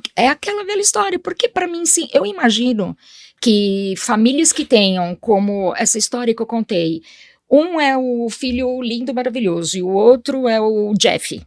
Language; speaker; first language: Portuguese; early bilingual, other home language; Spanish